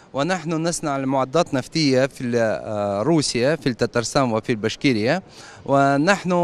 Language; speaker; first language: Arabic; non-native, fluent; Russian